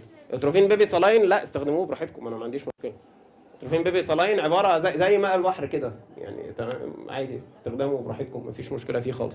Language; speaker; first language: Arabic; native; Arabic